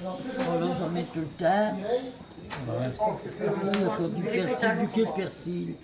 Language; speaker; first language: French; native; French